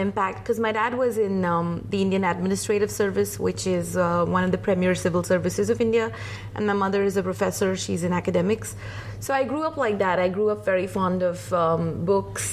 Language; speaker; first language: English; non-native, local second language; Hindi